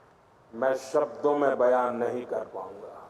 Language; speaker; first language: Hindi; non-native, local second language; Gujarati